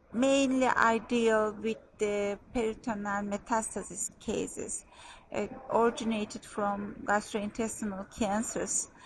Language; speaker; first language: English; non-native, fluent; Turkish